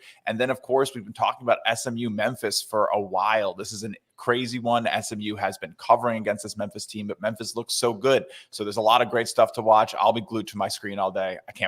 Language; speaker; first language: English; native; English